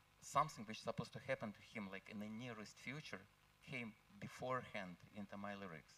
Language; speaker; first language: English; non-native, fluent; Russian